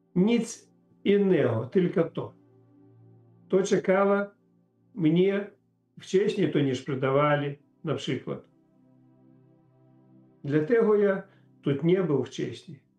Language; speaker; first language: Polish; non-native, learner; Ukrainian